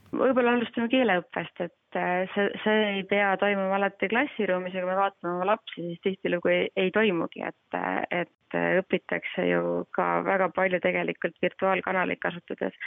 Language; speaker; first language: Estonian; native; Estonian